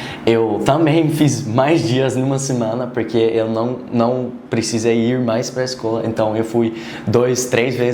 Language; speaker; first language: Portuguese; non-native, learner; Dutch